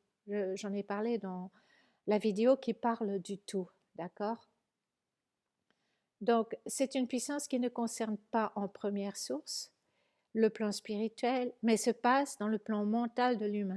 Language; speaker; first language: French; native; French